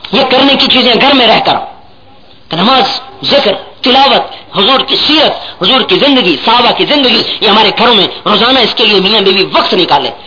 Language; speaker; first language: Urdu; non-native, local second language; Punjabi